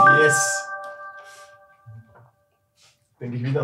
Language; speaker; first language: German; native; German